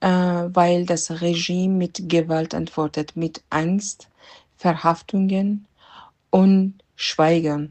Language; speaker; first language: German; non-native, fluent; Persian